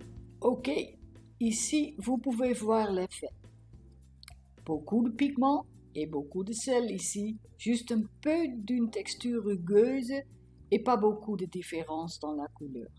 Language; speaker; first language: French; non-native, learner; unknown